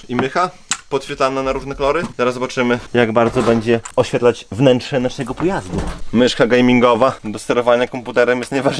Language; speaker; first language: Polish; native; Polish